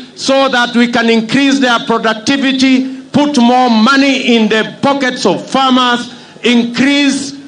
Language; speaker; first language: English; non-native, local second language; Kalenjin